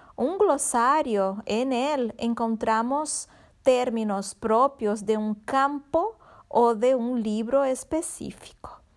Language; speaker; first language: Spanish; non-native, fluent; Portuguese